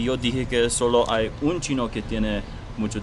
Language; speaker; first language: Spanish; non-native, learner; English